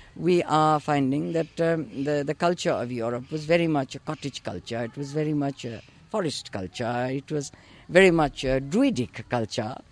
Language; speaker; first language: English; non-native, local second language; Urdu